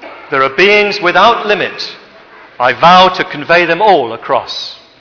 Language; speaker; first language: English; native; English